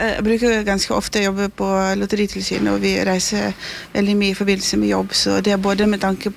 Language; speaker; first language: Norwegian; non-native, fluent; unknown